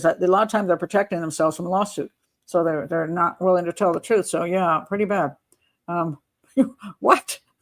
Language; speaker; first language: English; native; English